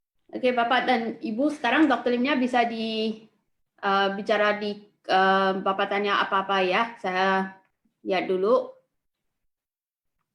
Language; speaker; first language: Indonesian; non-native, fluent; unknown